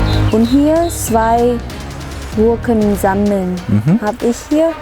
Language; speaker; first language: German; non-native, learner; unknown